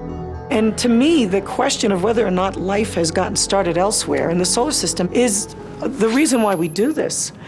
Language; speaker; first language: English; native; English